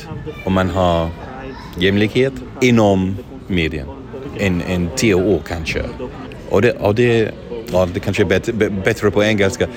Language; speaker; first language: Swedish; non-native, fluent; English